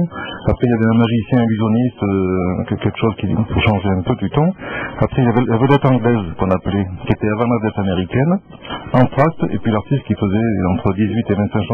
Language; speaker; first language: French; native; French